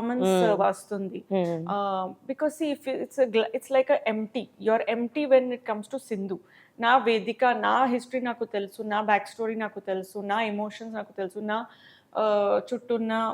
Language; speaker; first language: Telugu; non-native, local second language; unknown